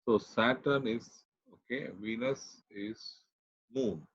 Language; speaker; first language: English; non-native, local second language; Tamil